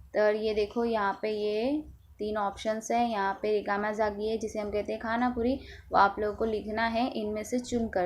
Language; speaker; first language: Hindi; non-native, local second language; Marathi